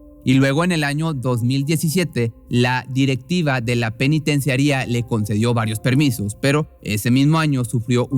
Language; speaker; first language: Spanish; native; Spanish